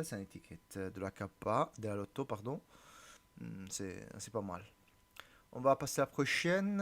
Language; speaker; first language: French; non-native, learner; Italian